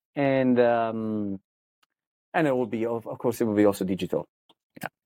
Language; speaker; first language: English; non-native, fluent; Italian